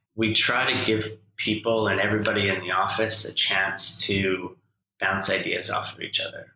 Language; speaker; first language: English; native; English